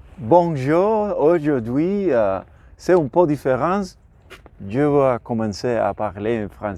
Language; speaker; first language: French; non-native, learner; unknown